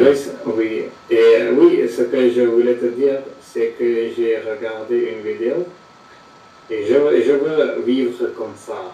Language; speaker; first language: French; non-native, fluent; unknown